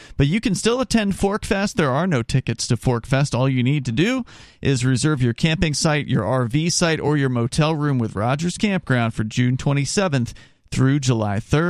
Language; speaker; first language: English; native; English